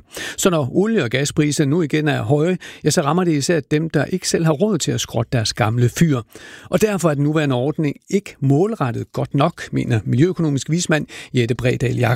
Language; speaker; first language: Danish; native; Danish